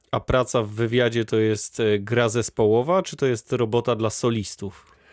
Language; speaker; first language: Polish; native; Polish